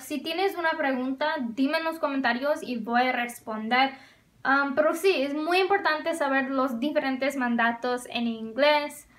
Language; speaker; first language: Spanish; non-native, fluent; English